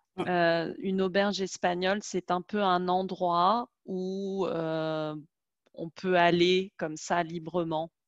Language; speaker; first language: French; native; French